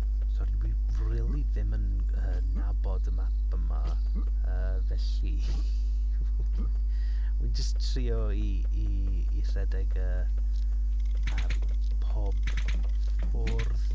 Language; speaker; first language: Welsh; non-native, learner; English